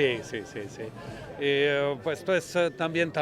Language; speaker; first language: Spanish; non-native, learner; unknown